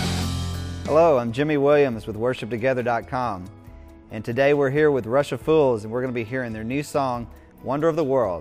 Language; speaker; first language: English; native; English